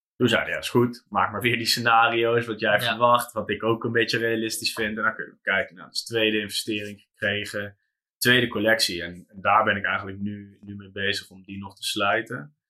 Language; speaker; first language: Dutch; native; Dutch